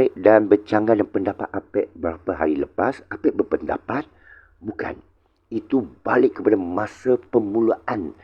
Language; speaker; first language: Malay; non-native, local second language; Chinese